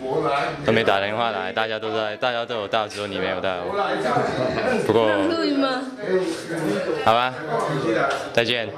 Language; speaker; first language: Chinese; early bilingual, heritage; Chinese